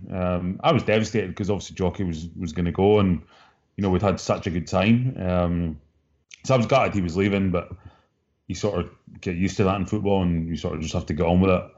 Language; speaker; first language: English; native; English